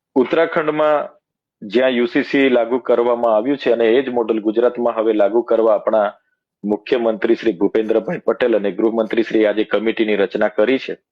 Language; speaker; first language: Gujarati; non-native, local second language; Bhili